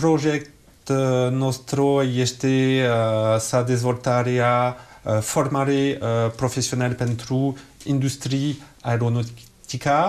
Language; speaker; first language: Romanian; non-native, learner; French